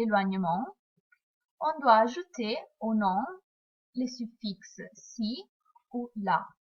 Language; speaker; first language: French; non-native, fluent; Italian